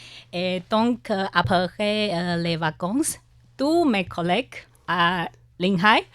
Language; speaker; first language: French; non-native, learner; Chinese